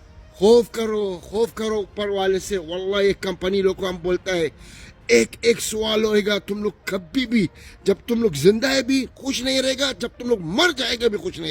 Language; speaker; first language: Hindi; non-native, fluent; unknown